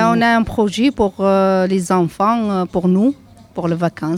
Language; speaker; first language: French; non-native, learner; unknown